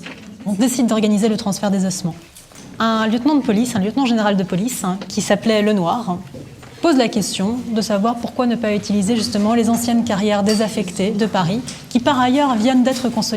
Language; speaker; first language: French; native; French